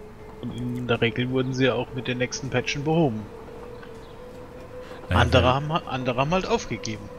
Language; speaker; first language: German; native; German